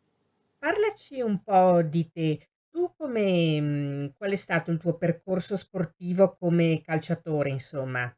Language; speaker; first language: Italian; native; Italian